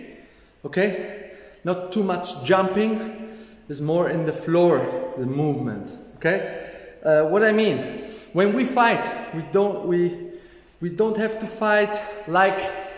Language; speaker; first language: English; non-native, learner; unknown